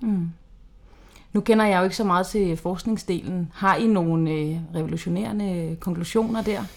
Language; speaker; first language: Danish; native; Danish